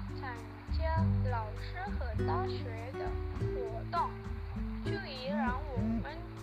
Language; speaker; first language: Chinese; non-native, learner; Indonesian